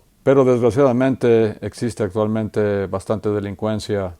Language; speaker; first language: Spanish; native; Spanish